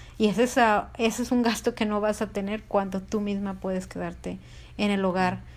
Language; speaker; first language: Spanish; early bilingual, heritage; Spanish